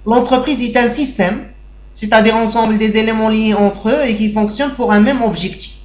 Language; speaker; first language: French; non-native, local second language; Arabic